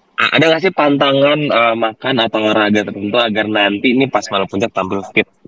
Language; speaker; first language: Indonesian; native; Indonesian